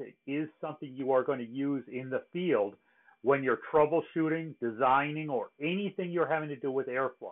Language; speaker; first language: English; native; English